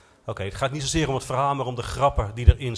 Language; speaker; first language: Dutch; native; Dutch